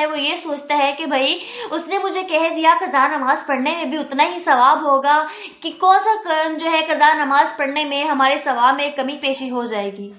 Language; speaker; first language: Urdu; native; Urdu